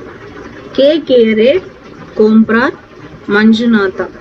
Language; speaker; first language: Spanish; non-native, fluent; Telugu